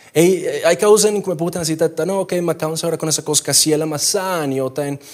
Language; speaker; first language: Finnish; non-native, fluent; Spanish